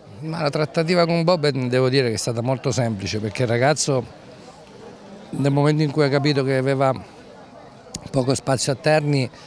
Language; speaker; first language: Italian; native; Italian